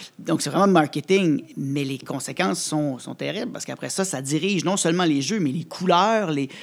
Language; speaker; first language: French; native; French